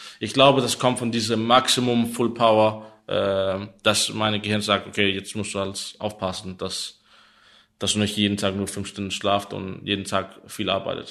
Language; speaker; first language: German; non-native, learner; Danish